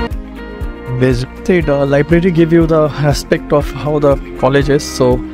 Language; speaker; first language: English; non-native, local second language; Hindi